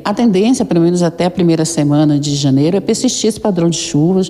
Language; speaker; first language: Portuguese; native; Portuguese